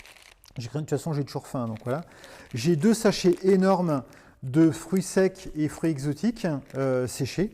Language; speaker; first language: French; native; French